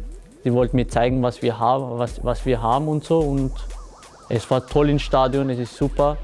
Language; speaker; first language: German; early bilingual, other home language; Turkish